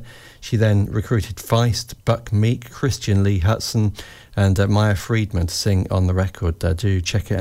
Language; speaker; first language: English; native; English